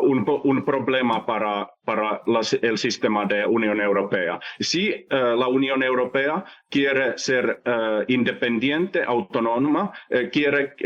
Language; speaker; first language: Spanish; non-native, fluent; Finnish